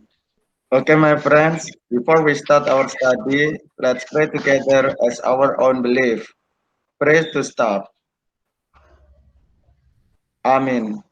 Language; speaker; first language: English; non-native, learner; Indonesian